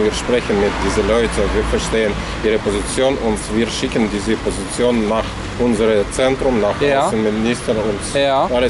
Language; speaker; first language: German; non-native, fluent; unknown